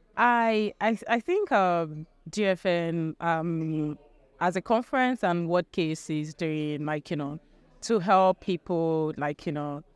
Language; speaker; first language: English; non-native, local second language; Yoruba